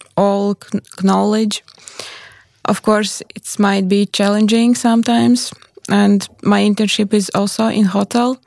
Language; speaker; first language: English; non-native, learner; Latvian